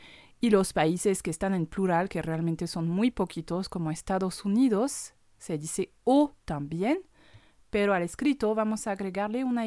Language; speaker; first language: Spanish; non-native, fluent; French